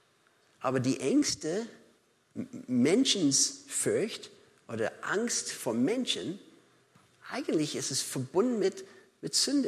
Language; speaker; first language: German; non-native, fluent; English